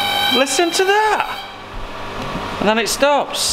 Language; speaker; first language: English; native; English